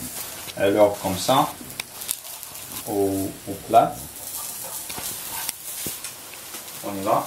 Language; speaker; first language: French; non-native, learner; Russian